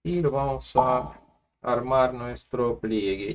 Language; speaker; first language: Spanish; non-native, fluent; Russian